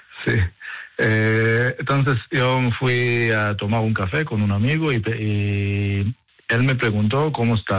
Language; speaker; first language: Spanish; non-native, learner; Hebrew